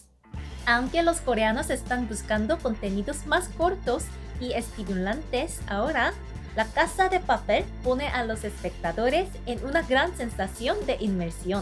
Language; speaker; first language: Spanish; non-native, fluent; Korean